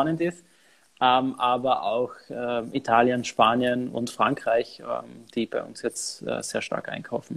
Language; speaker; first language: German; native; German